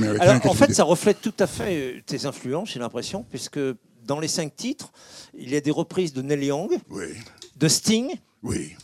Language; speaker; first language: French; native; French